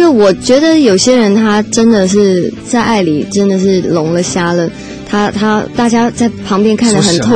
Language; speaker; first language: Chinese; native; Chinese